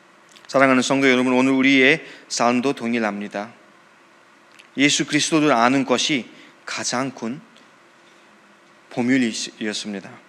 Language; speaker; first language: Korean; non-native, fluent; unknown